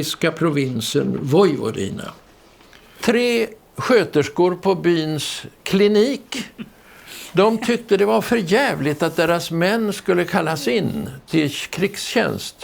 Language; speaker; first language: Swedish; native; Swedish